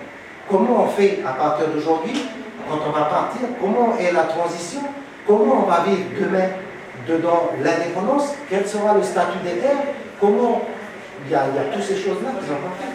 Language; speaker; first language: French; native; French